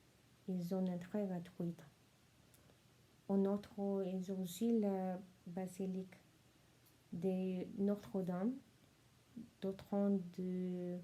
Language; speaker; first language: French; non-native, learner; Spanish